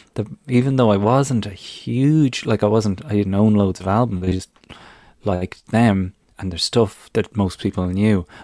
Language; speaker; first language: English; native; English